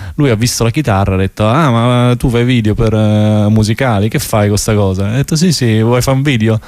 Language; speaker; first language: Italian; native; Italian